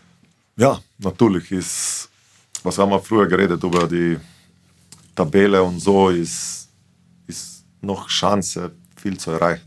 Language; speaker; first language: German; non-native, fluent; Slovenian